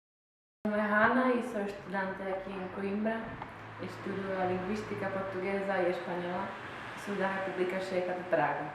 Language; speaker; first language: Portuguese; non-native, fluent; Czech